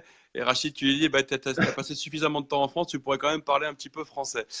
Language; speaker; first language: French; native; French